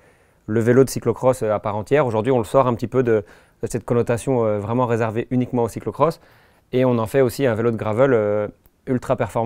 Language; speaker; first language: French; native; French